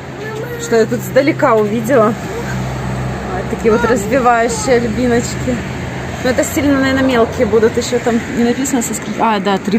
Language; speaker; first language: Russian; native; Russian